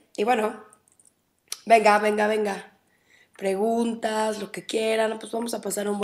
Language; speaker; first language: Spanish; native; Spanish